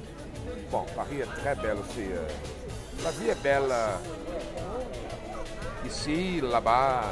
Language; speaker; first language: French; non-native, learner; Portuguese